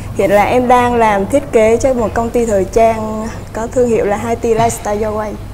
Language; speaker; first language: Vietnamese; native; Vietnamese